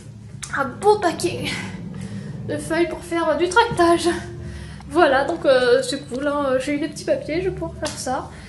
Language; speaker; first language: French; native; French